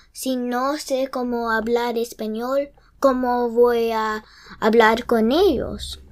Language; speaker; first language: Spanish; early bilingual, heritage; English